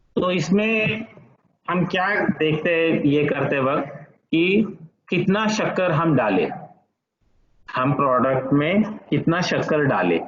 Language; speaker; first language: Hindi; non-native, local second language; Marathi